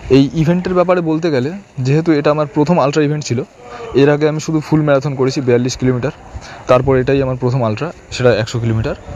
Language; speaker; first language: Bangla; native; Bangla